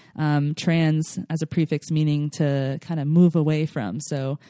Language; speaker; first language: English; native; English